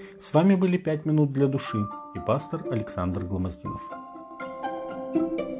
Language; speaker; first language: Russian; native; Russian